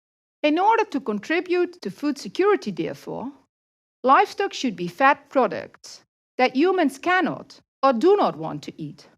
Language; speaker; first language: English; non-native, fluent; Dutch